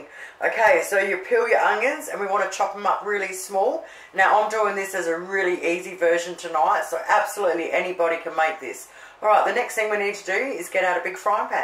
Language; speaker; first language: English; native; English